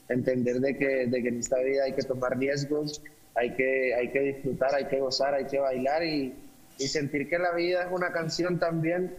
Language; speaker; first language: Spanish; native; Spanish